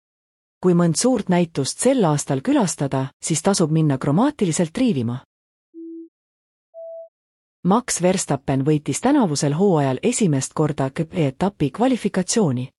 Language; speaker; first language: Estonian; native; Estonian